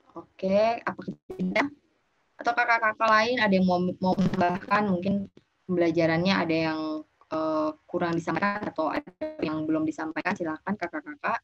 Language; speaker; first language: Indonesian; native; Indonesian